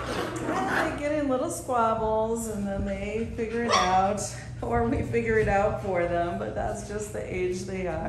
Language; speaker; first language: English; native; English